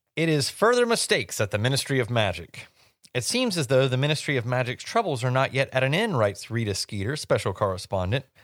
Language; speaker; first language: English; native; English